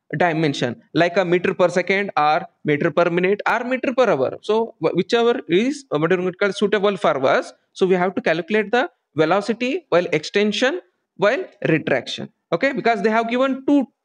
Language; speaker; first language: English; non-native, local second language; Kannada